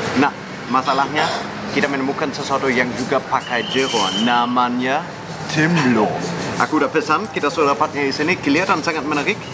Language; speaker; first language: Indonesian; non-native, fluent; German